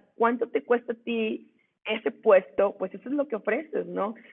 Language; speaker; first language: Spanish; native; Spanish